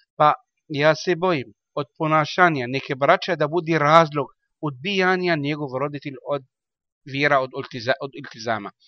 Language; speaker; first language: Bosnian; non-native, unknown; Arabic